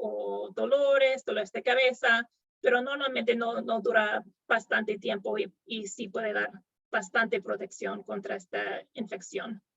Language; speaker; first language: Spanish; non-native, fluent; English